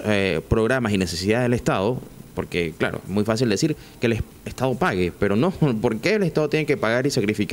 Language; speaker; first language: Spanish; native; Spanish